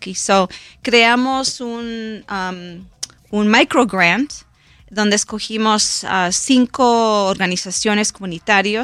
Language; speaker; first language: Spanish; early bilingual, heritage; Spanish